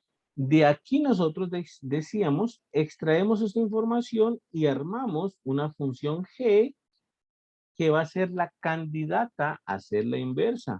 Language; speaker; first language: Spanish; native; Spanish